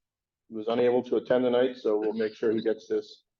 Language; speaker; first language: English; native; English